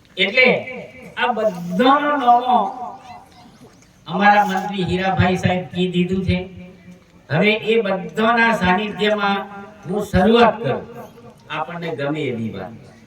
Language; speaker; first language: Gujarati; native; Gujarati